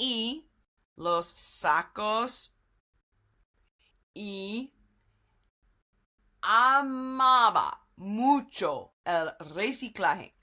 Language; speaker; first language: Spanish; non-native, fluent; English